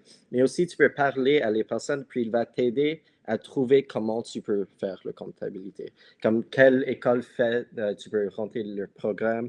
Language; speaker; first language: French; non-native, local second language; English